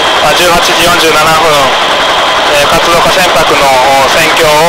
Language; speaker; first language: Japanese; native; Japanese